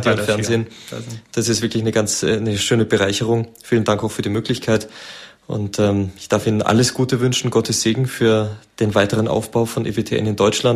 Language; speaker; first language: German; native; German